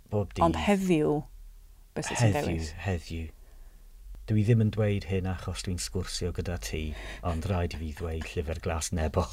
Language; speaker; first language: Welsh; non-native, fluent; English